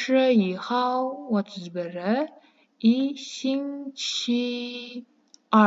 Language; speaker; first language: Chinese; non-native, fluent; Kazakh